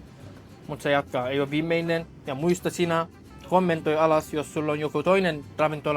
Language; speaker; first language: Finnish; non-native, learner; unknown